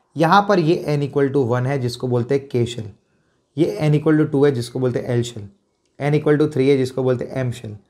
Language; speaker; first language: Hindi; non-native, local second language; Gujarati